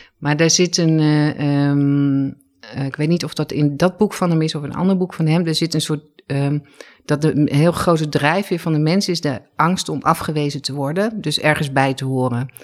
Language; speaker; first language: Dutch; native; Dutch